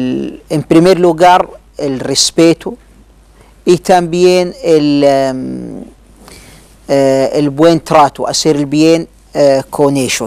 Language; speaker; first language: Spanish; non-native, learner; Arabic